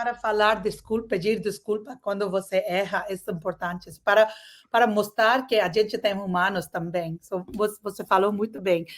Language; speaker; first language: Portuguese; non-native, learner; English